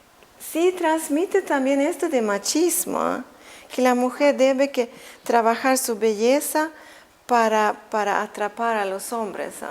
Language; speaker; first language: Spanish; non-native, fluent; Swedish